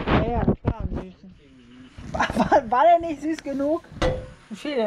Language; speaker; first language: German; native; German